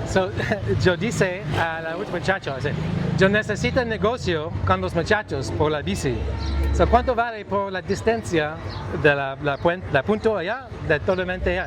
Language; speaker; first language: Spanish; non-native, learner; English